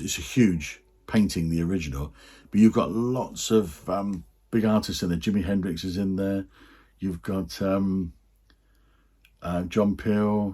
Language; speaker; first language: English; native; English